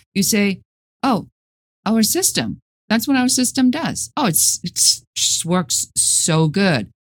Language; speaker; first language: English; non-native, fluent; German